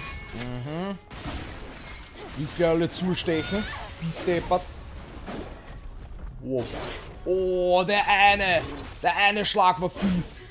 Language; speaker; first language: German; native; German